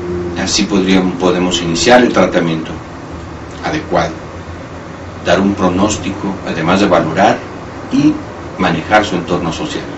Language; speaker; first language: Spanish; native; Spanish